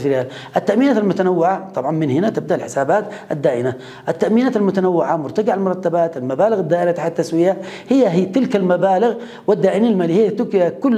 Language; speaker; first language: Arabic; native; Arabic